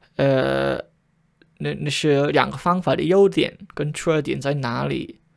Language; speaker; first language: Chinese; non-native, fluent; English